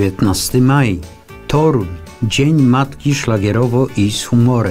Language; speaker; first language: Polish; native; Polish